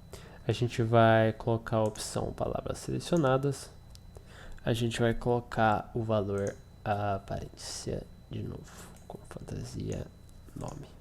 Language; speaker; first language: Portuguese; native; Portuguese